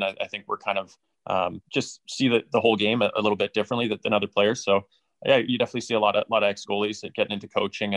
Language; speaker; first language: English; native; English